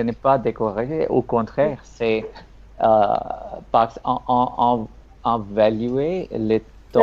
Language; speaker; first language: French; non-native, learner; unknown